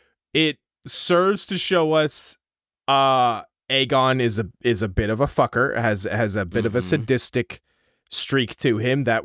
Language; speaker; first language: English; native; English